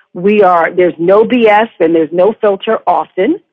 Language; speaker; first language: English; native; English